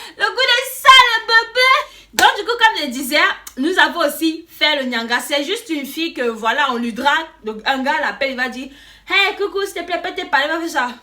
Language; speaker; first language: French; native; French